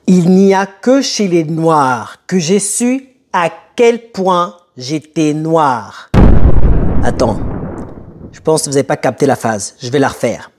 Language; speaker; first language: French; early bilingual, other home language; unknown